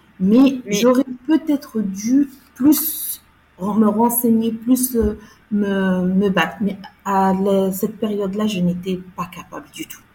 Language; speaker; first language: French; non-native, local second language; Arabic